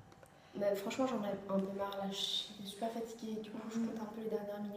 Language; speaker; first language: French; native; French